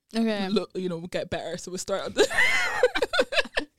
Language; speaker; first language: English; non-native, local second language; Akan